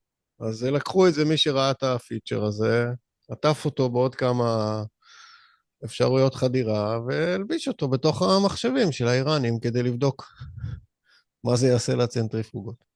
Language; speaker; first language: Hebrew; native; Hebrew